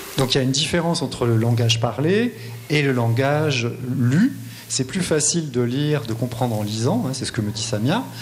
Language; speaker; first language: French; native; French